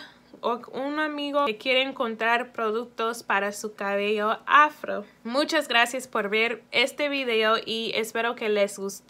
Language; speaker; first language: Spanish; early bilingual, heritage; Spanish